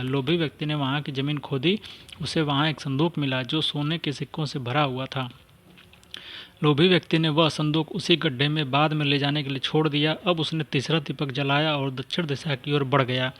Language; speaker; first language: Hindi; native; Hindi